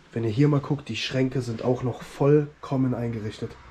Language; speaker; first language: German; native; German